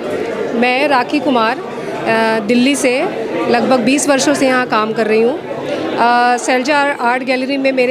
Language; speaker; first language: Hindi; native; Hindi